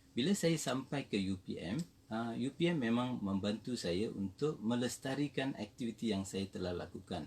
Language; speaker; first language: Malay; non-native, local second language; Tamil